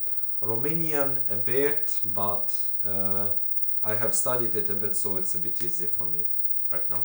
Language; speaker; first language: English; non-native, fluent; Ukrainian